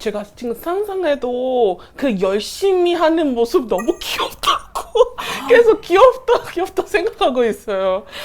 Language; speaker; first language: Korean; non-native, fluent; English